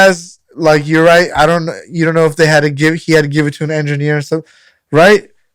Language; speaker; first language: English; native; English